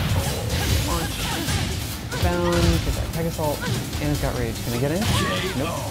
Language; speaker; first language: English; native; English